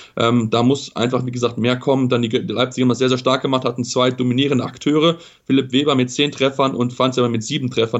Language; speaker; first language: German; native; German